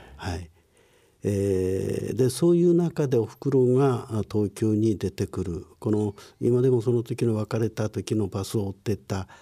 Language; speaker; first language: Japanese; native; Japanese